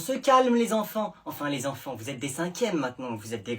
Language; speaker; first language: French; native; French